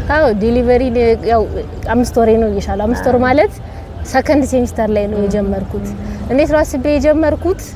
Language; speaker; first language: Amharic; native; Amharic